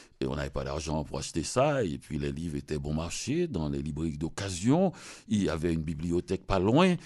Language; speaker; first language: French; non-native, local second language; Haitian Creole